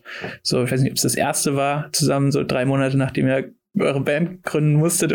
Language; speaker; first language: German; native; German